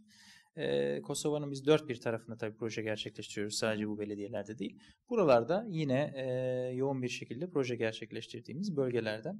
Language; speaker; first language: Turkish; native; Turkish